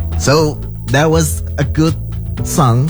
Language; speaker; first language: English; non-native, learner; Indonesian